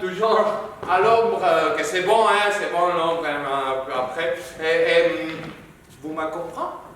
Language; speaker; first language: French; non-native, learner; Spanish